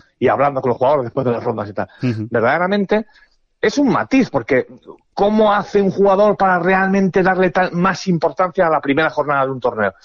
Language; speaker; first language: Spanish; native; Spanish